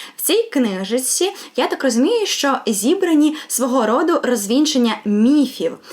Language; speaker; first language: Ukrainian; non-native, local second language; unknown